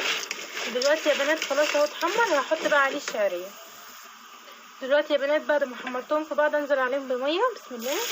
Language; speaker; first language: Arabic; native; Arabic